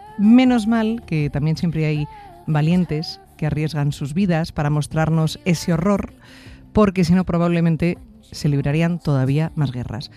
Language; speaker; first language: Spanish; native; Spanish